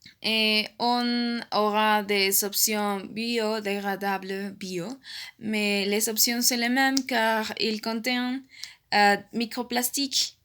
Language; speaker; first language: French; non-native, learner; Spanish